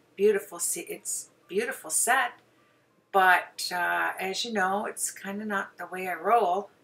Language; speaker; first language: English; native; English